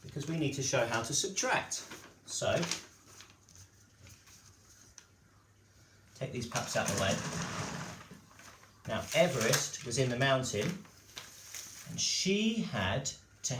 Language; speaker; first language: English; native; English